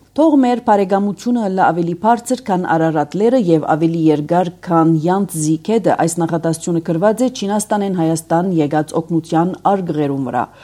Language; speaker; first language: Armenian; native; Armenian